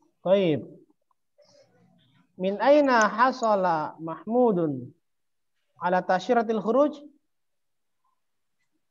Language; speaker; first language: Arabic; non-native, fluent; Indonesian